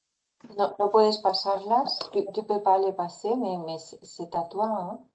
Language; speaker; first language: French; non-native, fluent; Spanish